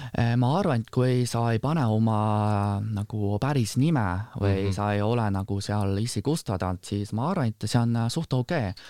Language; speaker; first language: Estonian; non-native, fluent; Chinese